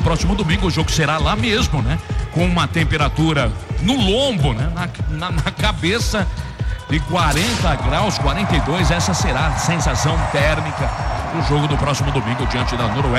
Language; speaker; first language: Portuguese; native; Portuguese